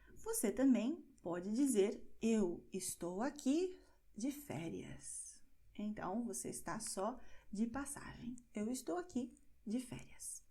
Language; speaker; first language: Portuguese; non-native, fluent; Spanish